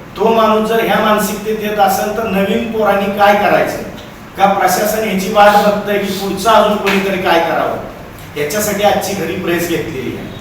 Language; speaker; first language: Marathi; native; Marathi